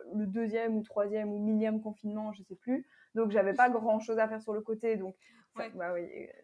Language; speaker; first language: French; native; French